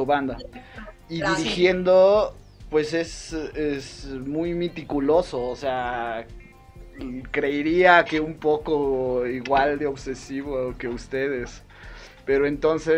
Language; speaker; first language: Spanish; native; Spanish